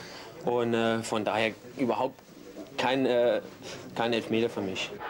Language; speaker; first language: German; native; German